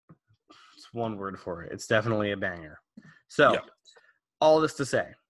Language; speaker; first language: English; native; English